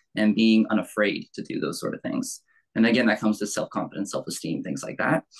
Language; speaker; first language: English; native; English